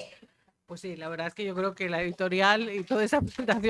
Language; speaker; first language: Spanish; native; Spanish